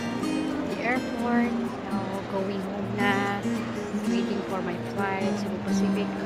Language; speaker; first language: English; non-native, local second language; Filipino